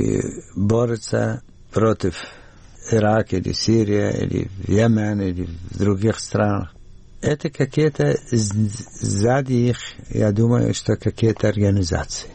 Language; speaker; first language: Russian; non-native, learner; Arabic